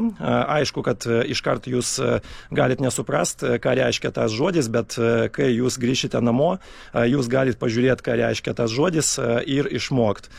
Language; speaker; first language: Lithuanian; non-native, fluent; Russian